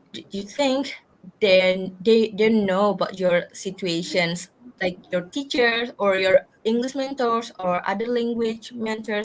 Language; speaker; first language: English; non-native, learner; Indonesian